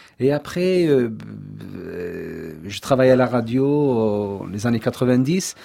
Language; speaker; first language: French; non-native, local second language; Kabyle